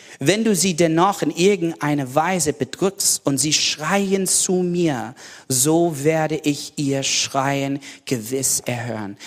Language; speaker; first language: German; non-native, learner; English